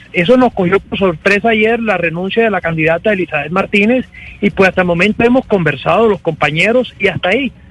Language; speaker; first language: Spanish; native; Spanish